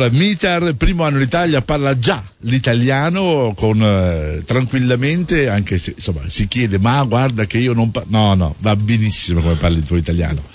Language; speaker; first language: Italian; native; Italian